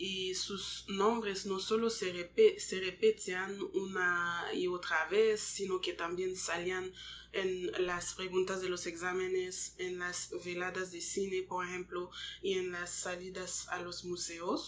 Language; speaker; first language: Spanish; non-native, fluent; French